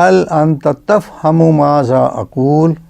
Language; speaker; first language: Arabic; non-native, fluent; Urdu